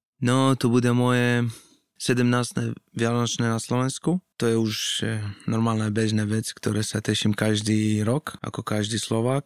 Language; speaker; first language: Slovak; non-native, fluent; Arabic